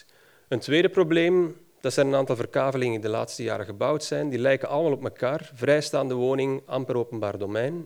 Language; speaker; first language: Dutch; native; Dutch